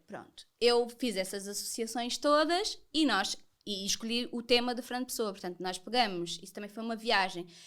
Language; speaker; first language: Portuguese; native; Portuguese